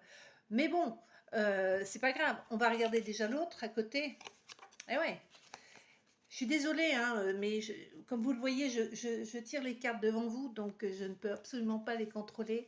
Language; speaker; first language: French; native; French